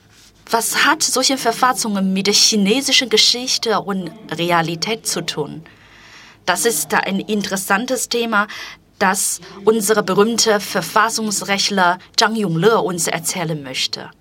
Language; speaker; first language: German; non-native, fluent; Chinese